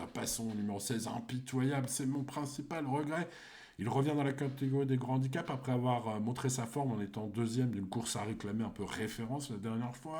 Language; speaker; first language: French; native; French